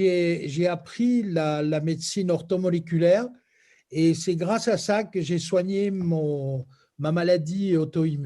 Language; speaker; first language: French; native; French